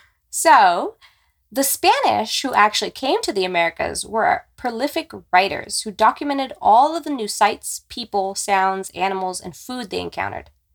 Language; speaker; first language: English; native; English